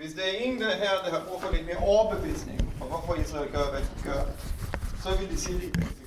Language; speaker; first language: Danish; non-native, fluent; Hebrew